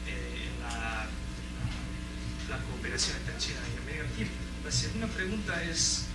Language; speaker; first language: Spanish; non-native, fluent; Chinese